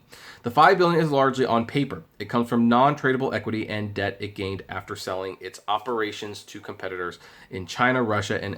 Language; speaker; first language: English; native; English